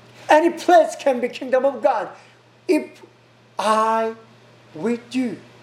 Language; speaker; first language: English; non-native, learner; Korean